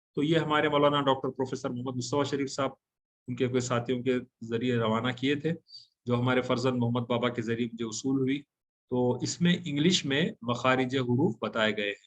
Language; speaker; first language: Urdu; native; Urdu